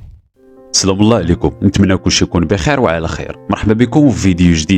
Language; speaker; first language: Arabic; native; Arabic